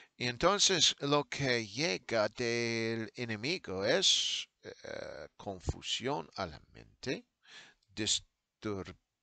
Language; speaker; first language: Spanish; non-native, fluent; English